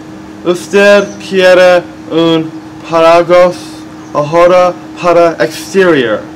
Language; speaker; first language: Spanish; non-native, learner; English